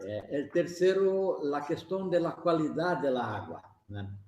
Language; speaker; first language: Portuguese; non-native, learner; Spanish